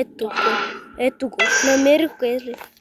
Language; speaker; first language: Bulgarian; non-native, local second language; Turkish